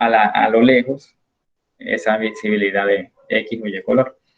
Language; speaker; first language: Spanish; native; Spanish